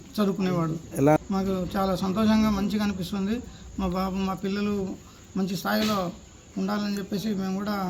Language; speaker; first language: Telugu; non-native, local second language; Lambadi